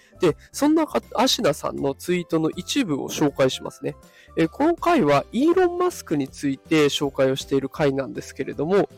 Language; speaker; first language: Japanese; native; Japanese